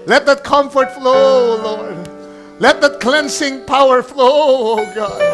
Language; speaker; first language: English; non-native, local second language; Filipino